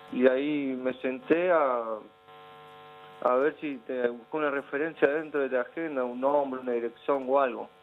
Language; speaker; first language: Spanish; native; Spanish